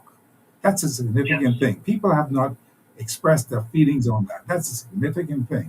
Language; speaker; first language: English; native; English